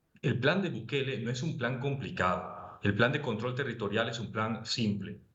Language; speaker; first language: Spanish; native; Spanish